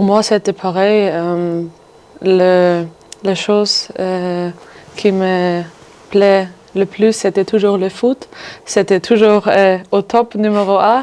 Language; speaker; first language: French; non-native, fluent; German